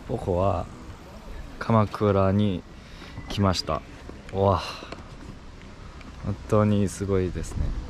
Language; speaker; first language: Japanese; non-native, learner; English